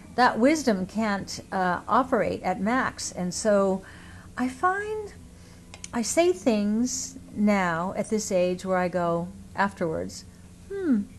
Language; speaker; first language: English; native; English